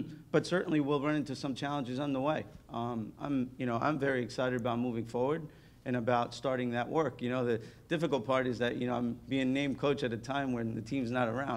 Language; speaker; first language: English; early bilingual, other home language; Spanish